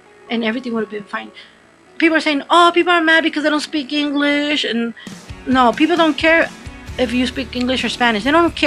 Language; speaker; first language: English; early bilingual, other home language; Spanish